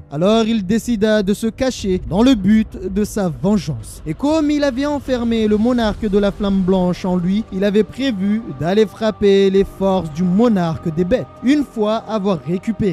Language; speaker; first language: French; native; French